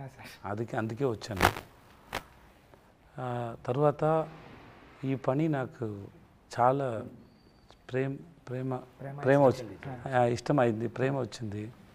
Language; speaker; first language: Telugu; non-native, learner; Tamil